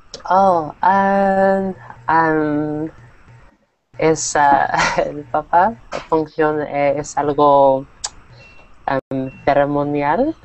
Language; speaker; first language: Spanish; non-native, learner; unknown